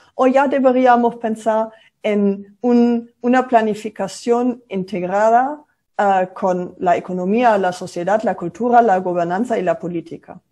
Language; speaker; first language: Spanish; non-native, fluent; German